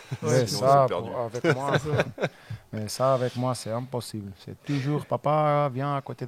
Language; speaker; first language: French; non-native, learner; Portuguese